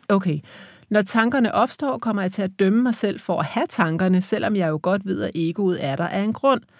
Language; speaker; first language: Danish; native; Danish